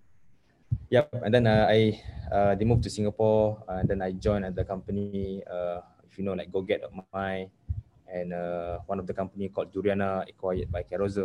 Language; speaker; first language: English; non-native, local second language; Malay